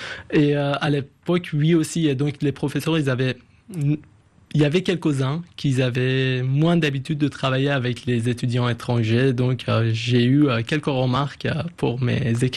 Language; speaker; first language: French; non-native, fluent; Persian